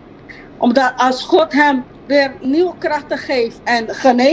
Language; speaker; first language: Dutch; non-native, local second language; Papiamento